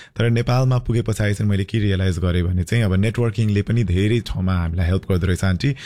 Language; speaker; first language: Nepali; early bilingual, heritage; Nepali